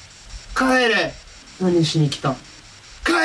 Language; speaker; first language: Japanese; native; Japanese